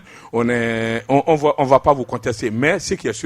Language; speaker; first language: French; non-native, local second language; Bambara